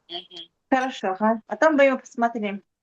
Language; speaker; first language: Russian; non-native, fluent; Mongolian